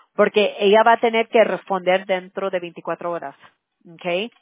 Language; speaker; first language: Spanish; early bilingual, other home language; English